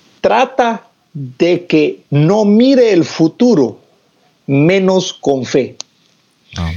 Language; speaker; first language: Spanish; native; Spanish